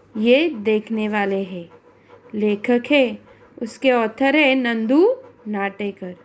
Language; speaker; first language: Hindi; non-native, local second language; Marathi